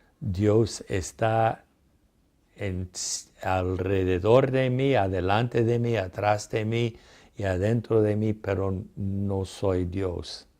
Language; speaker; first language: Spanish; non-native, fluent; English